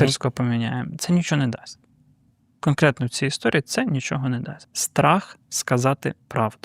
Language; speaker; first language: Ukrainian; native; Ukrainian